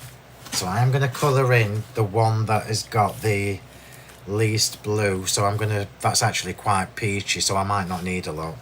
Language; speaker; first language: English; native; English